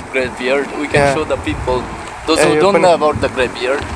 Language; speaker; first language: English; non-native, learner; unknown